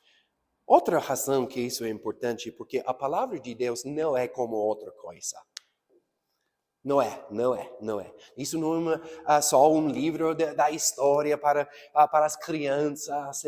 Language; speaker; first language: Portuguese; non-native, fluent; English